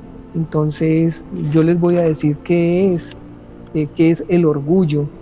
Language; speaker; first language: Spanish; native; Spanish